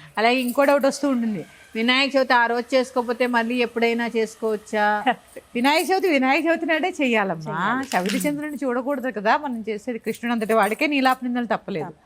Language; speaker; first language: Telugu; native; Telugu